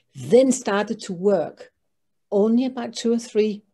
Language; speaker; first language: English; non-native, fluent; Danish